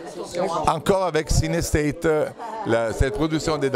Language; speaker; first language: French; non-native, fluent; Italian